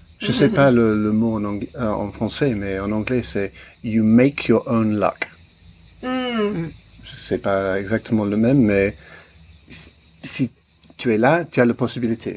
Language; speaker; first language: French; non-native, learner; English